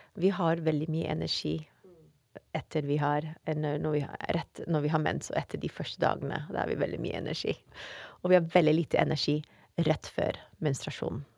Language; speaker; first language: Norwegian; non-native, fluent; English